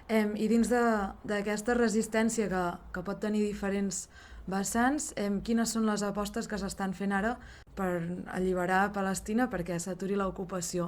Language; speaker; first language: Spanish; non-native, learner; Arabic